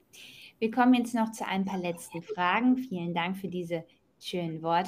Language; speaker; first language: German; native; German